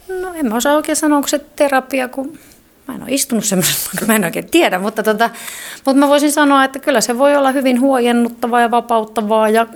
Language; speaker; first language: Finnish; native; Finnish